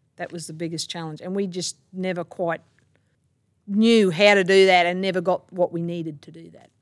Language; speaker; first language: English; native; English